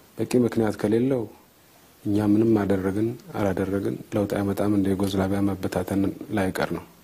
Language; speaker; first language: Amharic; non-native, local second language; Tigrinya